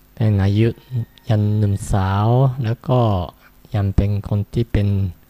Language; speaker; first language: Thai; non-native, fluent; Japanese